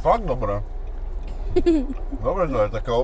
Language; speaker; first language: Slovak; native; Slovak